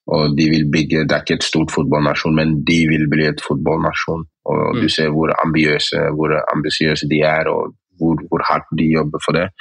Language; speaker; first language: Norwegian; early bilingual, other home language; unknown